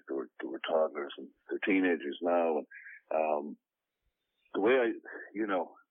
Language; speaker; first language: English; native; English